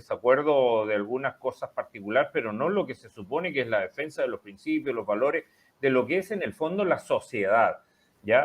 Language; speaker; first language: Spanish; native; Spanish